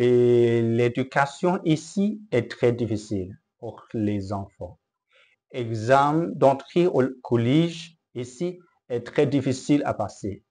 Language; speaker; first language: French; non-native, learner; Chinese